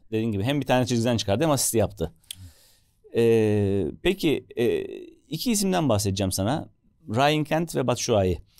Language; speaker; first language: Turkish; native; Turkish